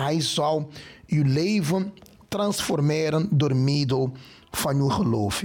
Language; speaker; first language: Dutch; non-native, fluent; Portuguese